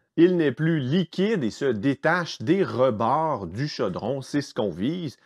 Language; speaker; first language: French; native; French